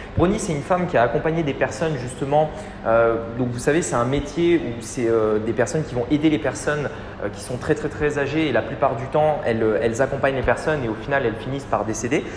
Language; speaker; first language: French; native; French